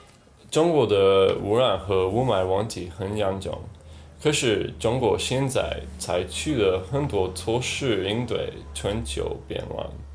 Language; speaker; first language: Chinese; non-native, learner; English